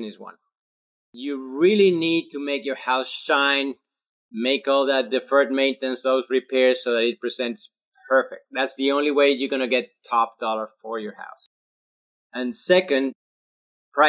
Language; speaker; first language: English; non-native, fluent; Spanish